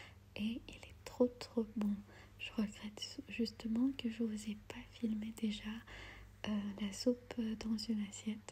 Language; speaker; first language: French; non-native, fluent; Armenian